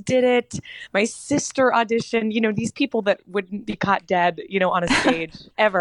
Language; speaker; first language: English; native; English